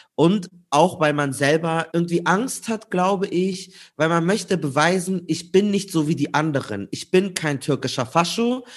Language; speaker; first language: German; native; German